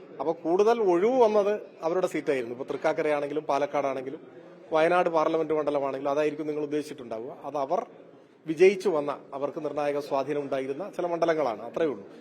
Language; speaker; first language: Malayalam; native; Malayalam